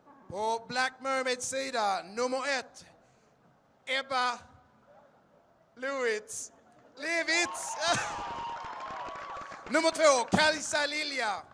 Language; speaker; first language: Swedish; native; Swedish